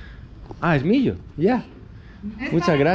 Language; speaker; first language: Spanish; non-native, learner; Greek